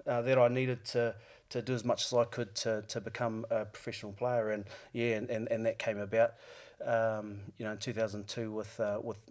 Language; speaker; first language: English; native; English